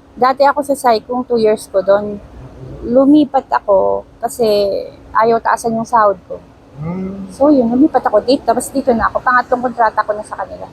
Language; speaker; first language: Filipino; non-native, local second language; Iloko